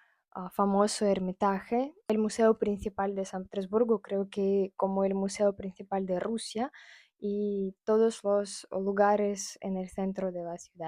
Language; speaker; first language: Spanish; non-native, fluent; Russian